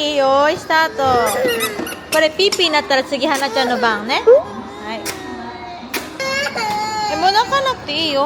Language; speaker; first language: Japanese; non-native, fluent; Filipino